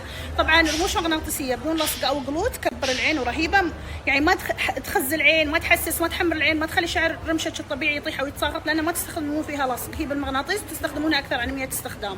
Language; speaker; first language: Arabic; native; Arabic